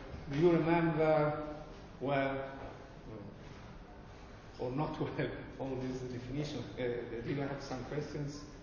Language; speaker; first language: English; non-native, fluent; Italian